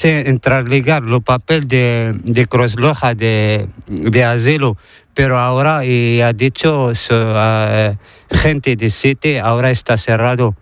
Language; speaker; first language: Spanish; non-native, learner; Arabic